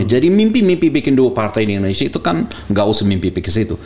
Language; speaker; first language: Indonesian; non-native, fluent; English